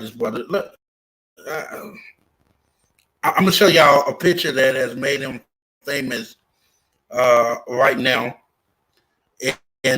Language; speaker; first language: English; native; English